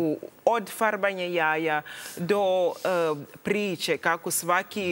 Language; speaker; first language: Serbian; non-native, learner; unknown